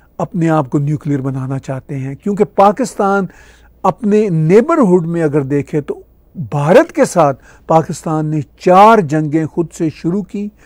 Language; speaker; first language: Urdu; non-native, local second language; Punjabi